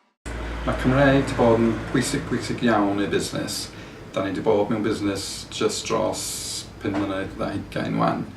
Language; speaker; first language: Welsh; non-native, fluent; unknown